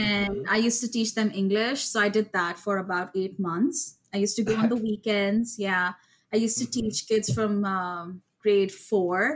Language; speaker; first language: English; non-native, local second language; Urdu